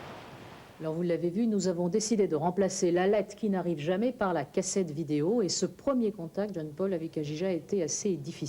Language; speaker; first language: French; native; French